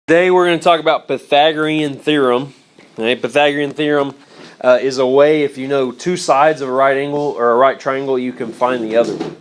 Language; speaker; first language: English; native; English